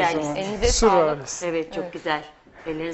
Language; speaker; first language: Turkish; native; Turkish